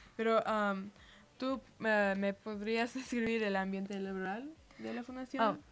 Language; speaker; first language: Spanish; early bilingual, heritage; Spanish